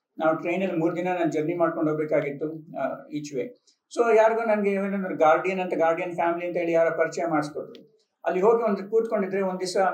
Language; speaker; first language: Kannada; non-native, local second language; Telugu